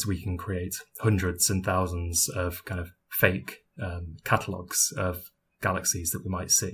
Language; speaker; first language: English; native; English